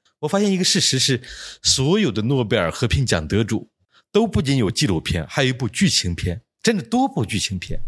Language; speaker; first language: Chinese; native; Chinese